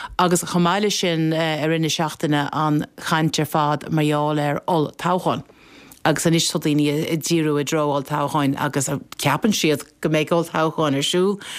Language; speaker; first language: Irish; non-native, local second language; English